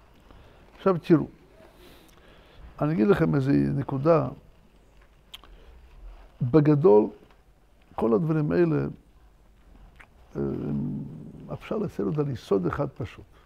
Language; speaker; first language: Hebrew; non-native, fluent; Russian